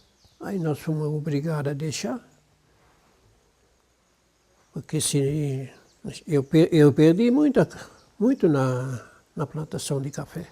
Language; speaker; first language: Portuguese; non-native, local second language; German